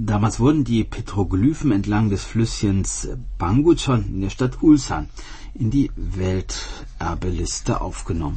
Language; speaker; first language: German; native; German